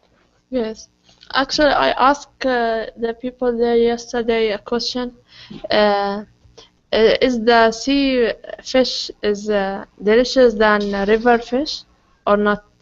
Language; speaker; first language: English; non-native, learner; Arabic